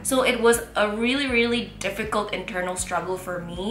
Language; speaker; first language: English; non-native, fluent; Indonesian